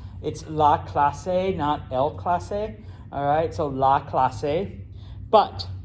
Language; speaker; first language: Spanish; non-native, fluent; English